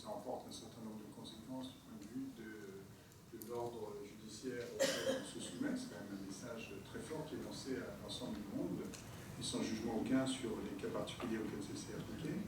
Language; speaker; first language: French; native; French